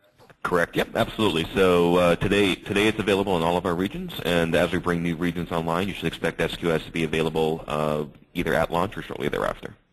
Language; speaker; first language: English; native; English